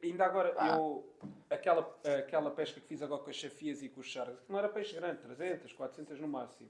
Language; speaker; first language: Portuguese; native; Portuguese